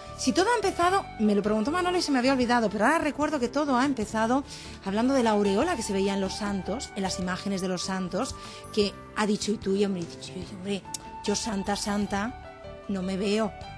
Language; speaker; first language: Spanish; native; Spanish